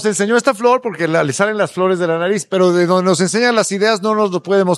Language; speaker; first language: Spanish; native; Spanish